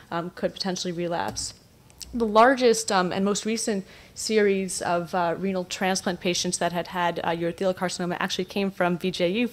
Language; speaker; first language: English; native; English